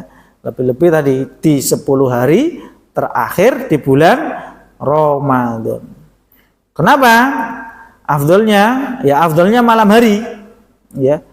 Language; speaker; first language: Indonesian; non-native, local second language; Javanese